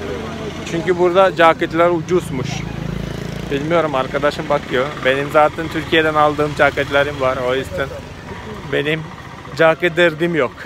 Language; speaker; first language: Turkish; non-native, fluent; Malayalam